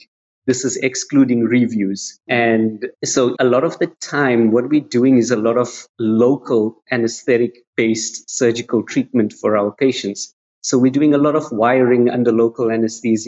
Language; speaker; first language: English; native; English